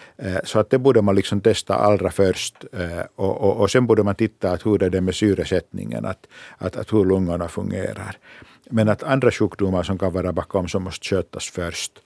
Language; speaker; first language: Swedish; non-native, local second language; Finnish